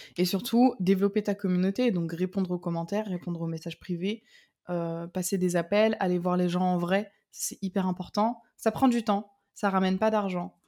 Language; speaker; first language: French; native; French